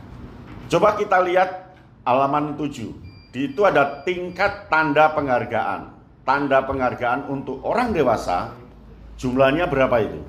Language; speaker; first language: Indonesian; native; Indonesian